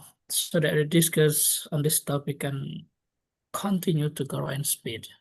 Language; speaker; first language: English; non-native, local second language; Indonesian